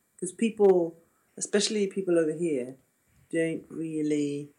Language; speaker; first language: English; non-native, fluent; Swedish